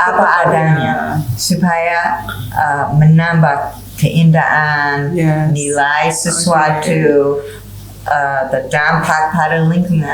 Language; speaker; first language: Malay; non-native, fluent; English